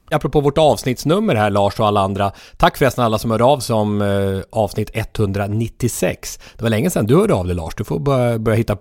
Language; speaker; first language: Swedish; native; Swedish